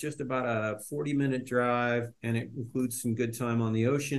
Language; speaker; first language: English; native; English